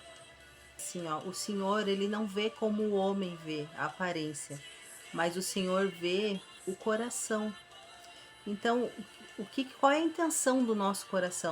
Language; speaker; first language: Portuguese; native; Portuguese